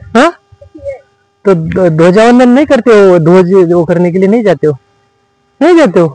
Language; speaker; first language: Hindi; non-native, local second language; Marathi